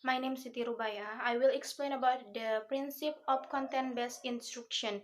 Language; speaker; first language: English; non-native, learner; Indonesian